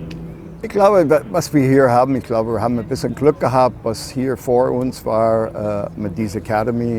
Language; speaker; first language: German; non-native, fluent; English